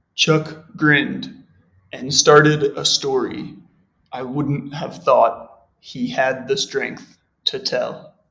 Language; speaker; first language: English; native; English